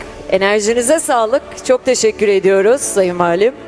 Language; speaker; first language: Turkish; native; Turkish